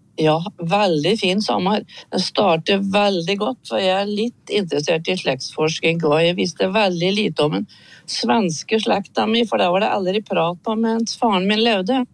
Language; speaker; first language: Norwegian; native; Norwegian